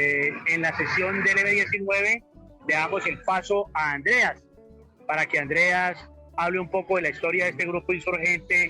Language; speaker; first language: Spanish; native; Spanish